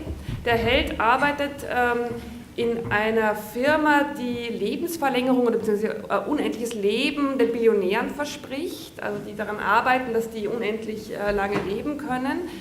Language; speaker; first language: German; native; German